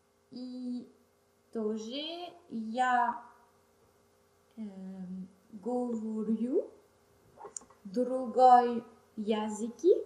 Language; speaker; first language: Russian; non-native, learner; French